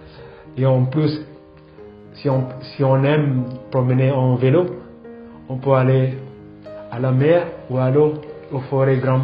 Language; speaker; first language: French; non-native, fluent; Indonesian